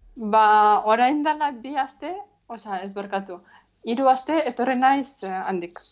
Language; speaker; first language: Basque; non-native, fluent; Ukrainian